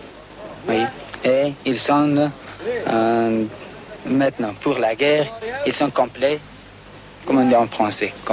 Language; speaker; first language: French; non-native, learner; Persian